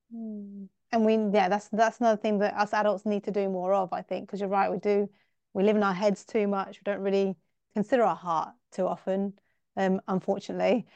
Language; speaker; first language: English; native; English